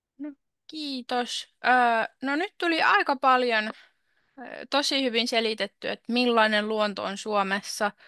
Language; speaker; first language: Finnish; native; Finnish